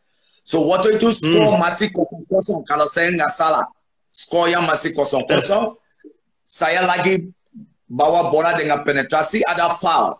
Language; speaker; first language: Indonesian; non-native, fluent; English